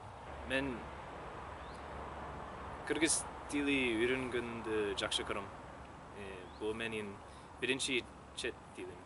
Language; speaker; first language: Kyrgyz; non-native, learner; English